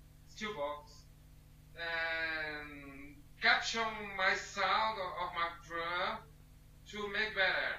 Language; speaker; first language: English; non-native, learner; Portuguese